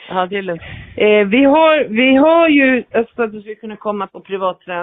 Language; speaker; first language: Swedish; native; Swedish